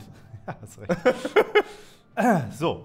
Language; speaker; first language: German; native; German